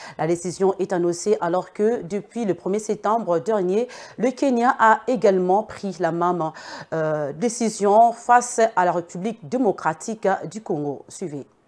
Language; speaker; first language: French; non-native, local second language; Lingala